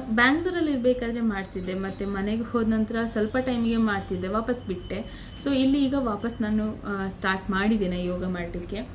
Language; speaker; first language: Kannada; non-native, local second language; Konkani